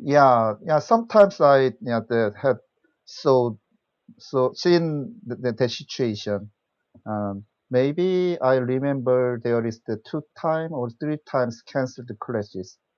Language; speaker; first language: English; non-native, learner; Korean